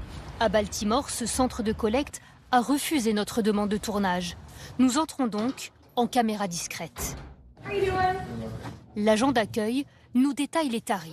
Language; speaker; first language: French; native; French